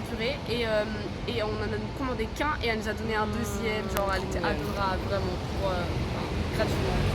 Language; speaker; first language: French; native; French